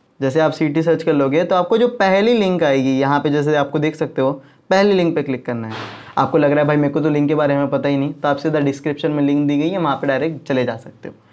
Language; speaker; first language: Hindi; non-native, local second language; Marwari